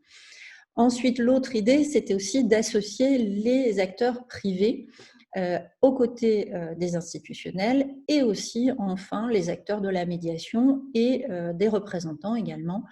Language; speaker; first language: French; native; French